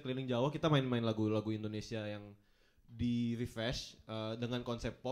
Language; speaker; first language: Indonesian; native; Indonesian